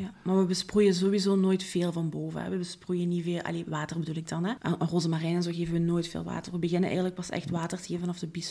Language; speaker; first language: Dutch; native; Dutch